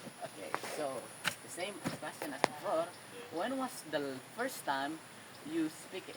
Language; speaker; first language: English; non-native, learner; Indonesian